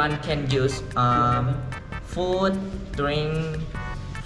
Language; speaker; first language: English; non-native, learner; Vietnamese